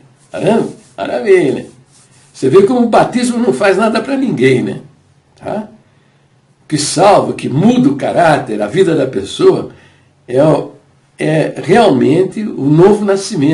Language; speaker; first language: Portuguese; native; Portuguese